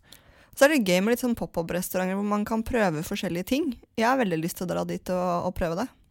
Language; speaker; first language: Norwegian; native; Norwegian